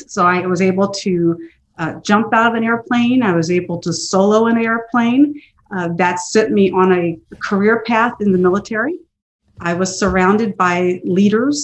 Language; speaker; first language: English; native; English